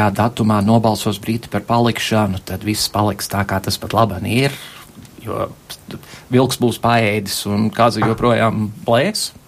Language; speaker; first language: Latvian; early bilingual, heritage; Latvian